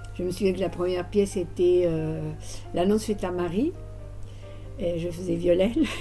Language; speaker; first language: French; non-native, fluent; Spanish